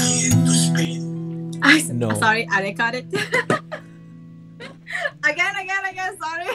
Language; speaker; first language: English; non-native, learner; Thai